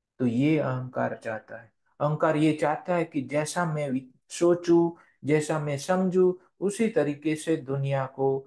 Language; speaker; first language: Hindi; non-native, local second language; Gujarati